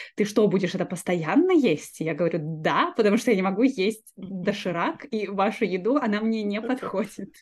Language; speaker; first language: Russian; native; Russian